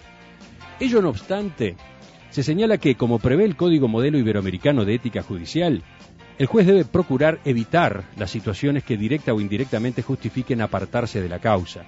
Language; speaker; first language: Spanish; native; Spanish